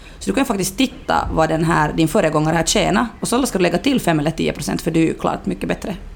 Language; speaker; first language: Swedish; native; Swedish